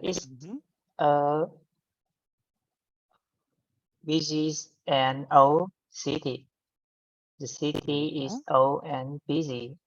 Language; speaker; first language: English; non-native, learner; Vietnamese